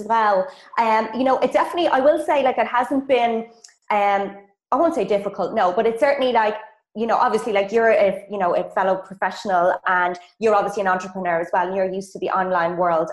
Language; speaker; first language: English; native; English